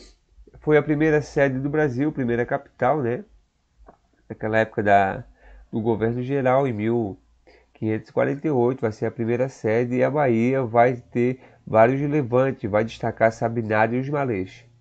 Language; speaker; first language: Portuguese; native; Portuguese